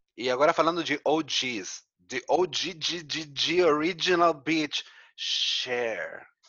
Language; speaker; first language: Portuguese; non-native, fluent; Spanish